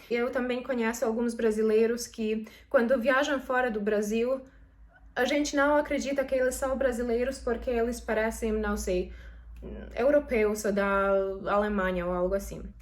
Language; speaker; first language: Portuguese; non-native, fluent; Serbian